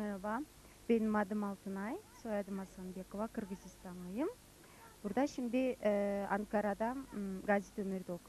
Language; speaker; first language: Turkish; non-native, learner; Kyrgyz